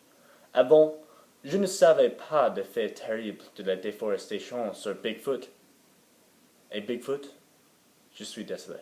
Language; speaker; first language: French; non-native, learner; English